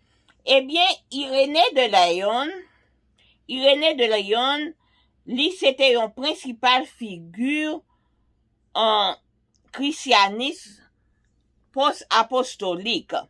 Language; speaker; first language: French; non-native, local second language; Haitian Creole